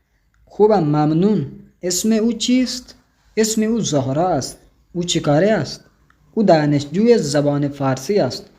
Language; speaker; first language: Persian; non-native, fluent; Urdu